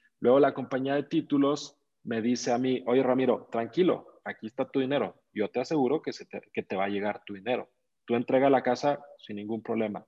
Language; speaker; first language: Spanish; native; Spanish